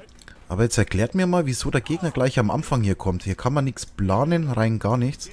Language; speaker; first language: German; native; German